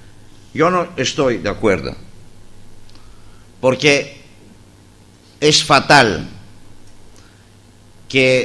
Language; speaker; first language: Spanish; non-native, fluent; Greek